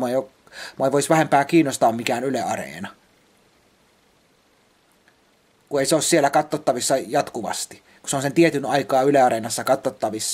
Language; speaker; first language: Finnish; native; Finnish